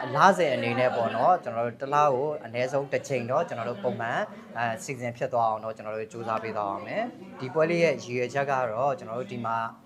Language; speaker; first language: Burmese; native; Burmese